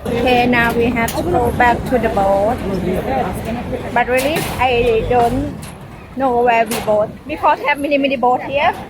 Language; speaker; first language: English; non-native, learner; Thai